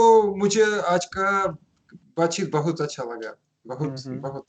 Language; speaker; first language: Hindi; non-native, learner; Russian